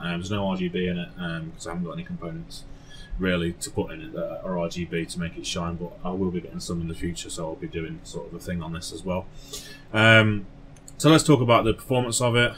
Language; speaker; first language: English; native; English